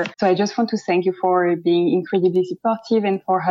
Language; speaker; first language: English; non-native, fluent; French